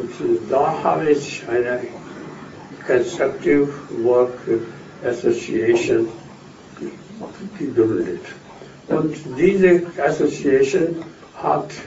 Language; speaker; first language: German; non-native, fluent; Hindi